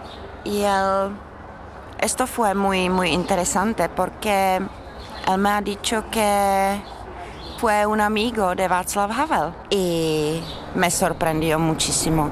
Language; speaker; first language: Spanish; non-native, learner; Czech